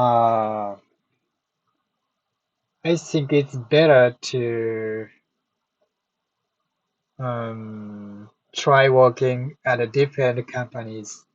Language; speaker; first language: English; non-native, learner; Japanese